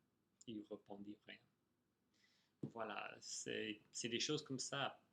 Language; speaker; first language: French; non-native, fluent; English